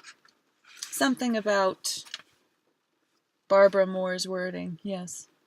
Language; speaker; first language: English; native; English